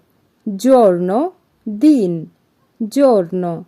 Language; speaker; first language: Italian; non-native, fluent; Bangla